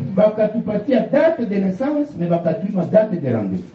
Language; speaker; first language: French; non-native, local second language; Swahili